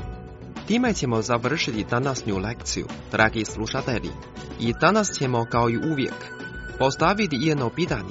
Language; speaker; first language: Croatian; non-native, fluent; Chinese